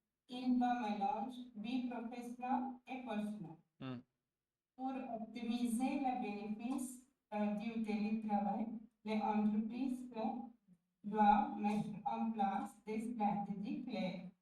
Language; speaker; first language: French; non-native, learner; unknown